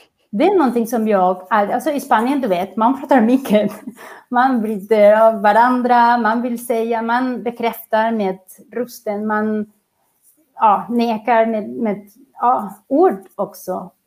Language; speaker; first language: Swedish; non-native, fluent; Catalan